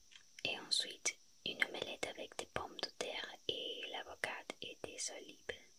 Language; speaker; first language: French; non-native, fluent; Spanish